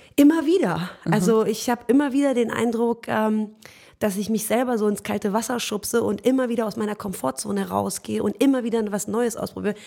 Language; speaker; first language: German; early bilingual, other home language; Persian